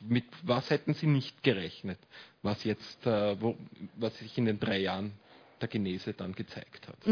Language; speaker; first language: German; native; German